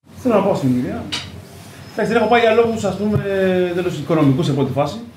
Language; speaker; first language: Greek; early bilingual, other home language; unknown